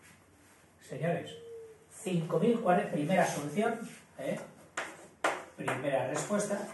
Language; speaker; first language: Spanish; native; Spanish